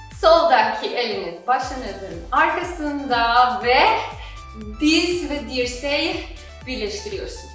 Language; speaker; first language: Turkish; non-native, fluent; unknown